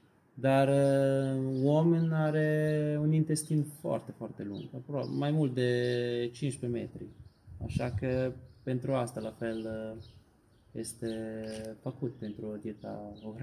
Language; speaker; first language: Romanian; non-native, learner; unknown